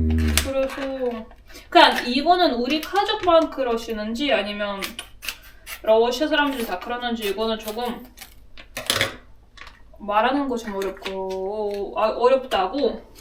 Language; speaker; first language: Korean; non-native, learner; Russian